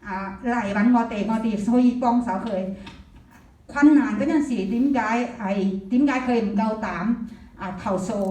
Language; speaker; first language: Cantonese; non-native, fluent; Thai